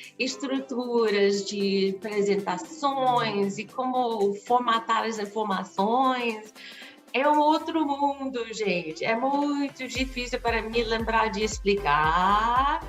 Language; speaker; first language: Portuguese; non-native, fluent; English